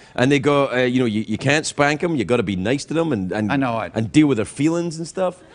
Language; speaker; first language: English; native; English